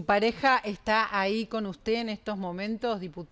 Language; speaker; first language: Spanish; native; Spanish